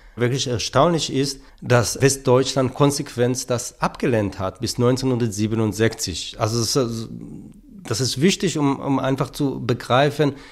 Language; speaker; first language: German; non-native, fluent; Hebrew